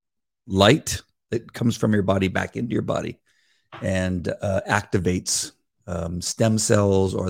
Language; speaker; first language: English; native; English